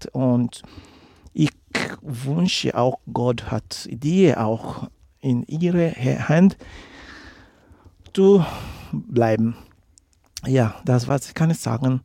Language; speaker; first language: German; non-native, learner; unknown